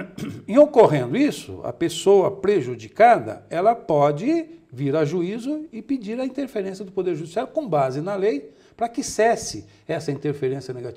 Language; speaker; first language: Portuguese; native; Portuguese